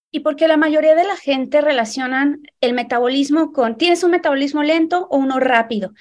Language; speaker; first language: Spanish; native; Spanish